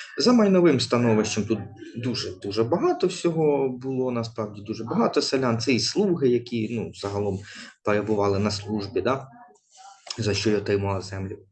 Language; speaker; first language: Ukrainian; native; Ukrainian